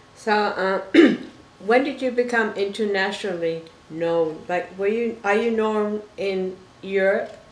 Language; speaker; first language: English; native; English